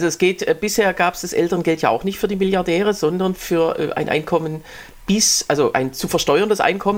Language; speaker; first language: German; native; German